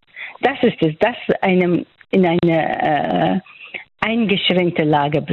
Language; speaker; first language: German; non-native, fluent; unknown